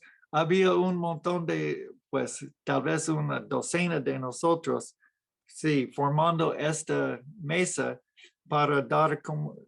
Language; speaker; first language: Spanish; non-native, fluent; English